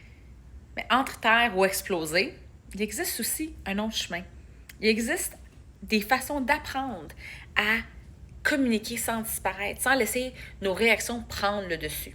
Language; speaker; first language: French; native; French